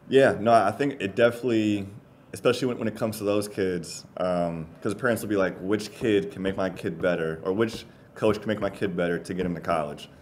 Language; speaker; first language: English; native; English